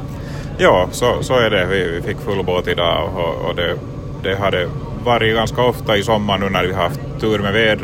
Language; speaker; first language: Swedish; native; Swedish